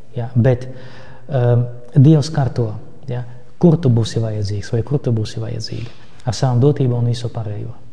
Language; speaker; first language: Latvian; non-native, local second language; Russian